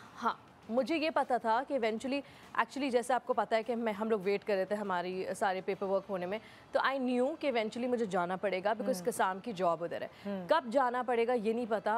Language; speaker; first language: Hindi; native; Hindi